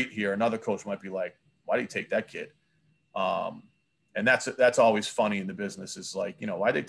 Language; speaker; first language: English; native; English